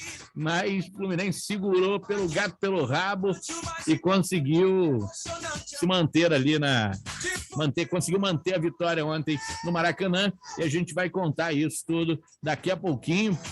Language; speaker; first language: Portuguese; native; Portuguese